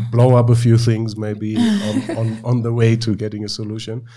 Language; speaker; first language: English; non-native, fluent; German